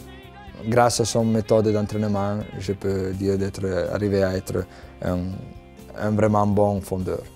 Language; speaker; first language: French; non-native, local second language; Italian